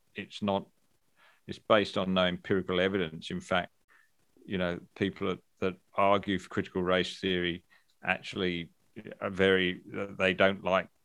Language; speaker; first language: English; native; English